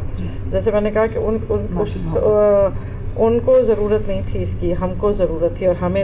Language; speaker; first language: Urdu; native; Urdu